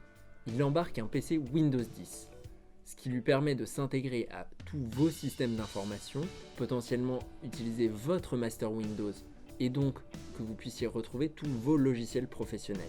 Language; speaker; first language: French; native; French